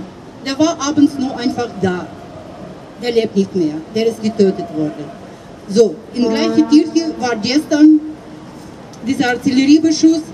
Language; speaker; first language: German; non-native, fluent; Russian